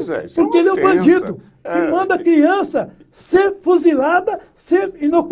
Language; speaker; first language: Portuguese; native; Portuguese